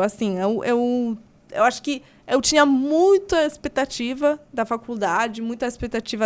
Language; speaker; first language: Portuguese; non-native, fluent; Polish